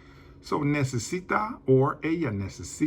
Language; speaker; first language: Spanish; non-native, learner; English